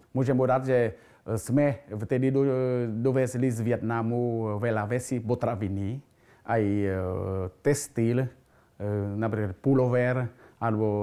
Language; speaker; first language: Slovak; non-native, learner; Vietnamese